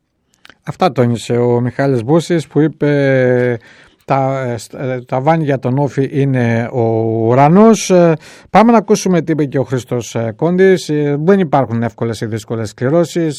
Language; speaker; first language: Greek; native; Greek